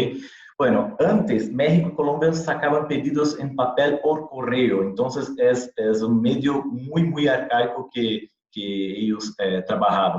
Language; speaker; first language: Spanish; non-native, fluent; Portuguese